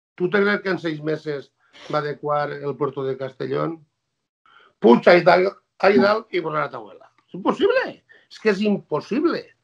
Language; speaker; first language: Spanish; non-native, local second language; Catalan